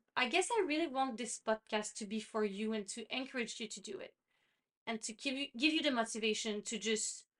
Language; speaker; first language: English; non-native, fluent; French